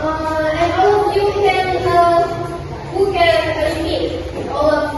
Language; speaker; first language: English; non-native, learner; Indonesian